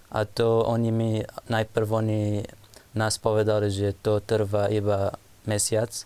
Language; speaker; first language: Slovak; non-native, learner; Arabic